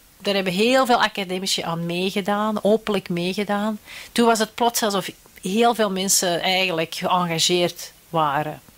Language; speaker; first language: Dutch; native; Dutch